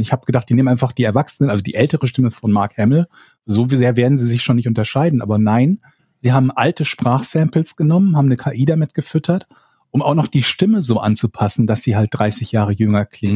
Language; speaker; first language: German; native; German